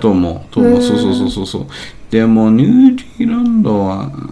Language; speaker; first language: Japanese; non-native, learner; English